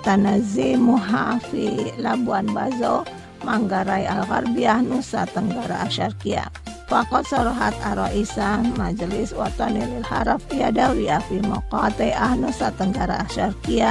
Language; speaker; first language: Arabic; non-native, fluent; Indonesian